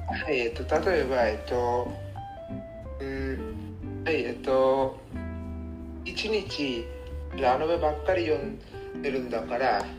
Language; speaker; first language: Japanese; non-native, learner; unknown